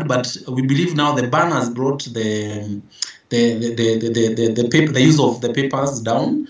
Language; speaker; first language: English; non-native, local second language; Meru